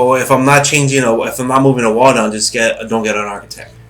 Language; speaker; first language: English; native; English